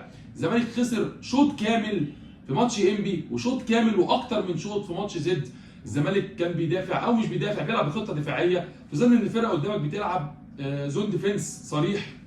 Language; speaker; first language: Arabic; native; Arabic